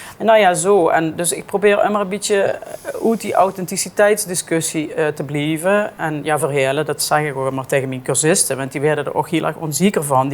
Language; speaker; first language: Dutch; native; Dutch